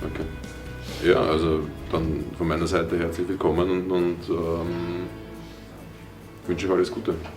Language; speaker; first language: German; native; German